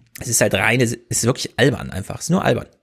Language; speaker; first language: German; native; German